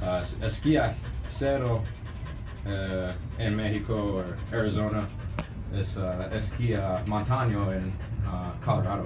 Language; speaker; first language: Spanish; non-native, learner; English